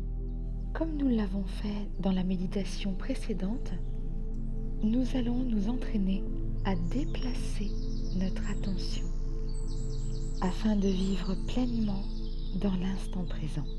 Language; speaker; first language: French; native; French